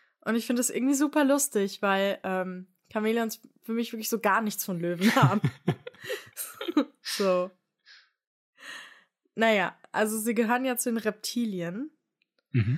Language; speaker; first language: German; native; German